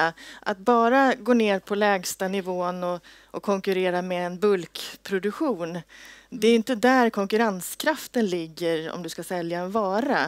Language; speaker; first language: Swedish; native; Swedish